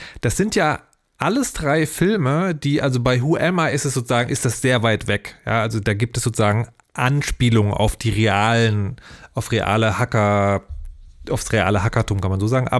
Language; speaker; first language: German; native; German